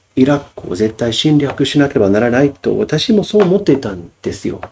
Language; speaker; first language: Japanese; non-native, fluent; English